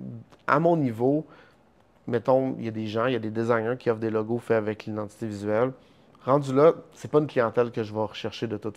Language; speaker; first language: French; native; French